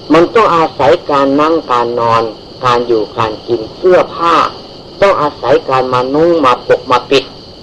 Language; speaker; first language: Thai; native; Thai